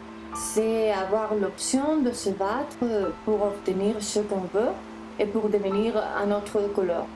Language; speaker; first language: French; non-native, fluent; Spanish